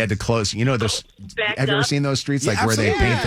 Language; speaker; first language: English; native; English